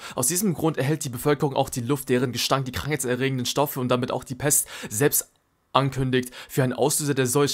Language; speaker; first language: German; native; German